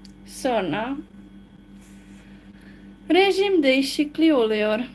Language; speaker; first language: Turkish; non-native, fluent; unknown